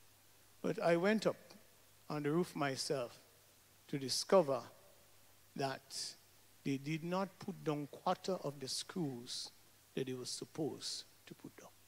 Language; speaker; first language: English; native; English